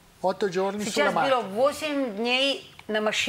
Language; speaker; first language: Russian; non-native, learner; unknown